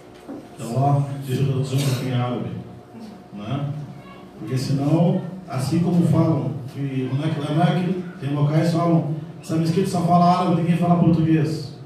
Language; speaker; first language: Portuguese; non-native, fluent; Arabic